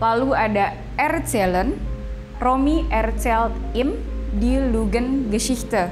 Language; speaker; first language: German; non-native, fluent; Indonesian